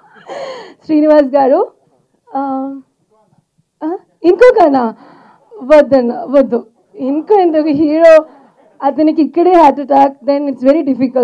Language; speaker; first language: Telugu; non-native, learner; Malayalam